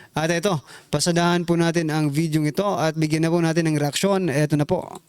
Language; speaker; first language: Filipino; native; Filipino